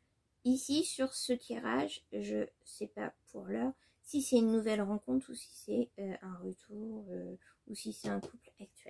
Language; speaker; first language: French; native; French